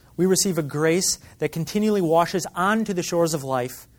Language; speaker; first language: English; native; English